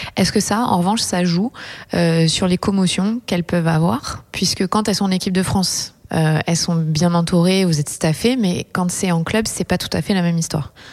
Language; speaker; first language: French; native; French